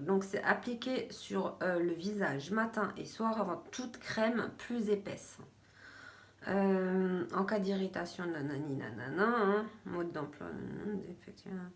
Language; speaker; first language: French; native; French